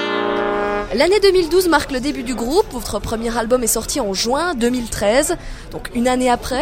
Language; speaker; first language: French; native; French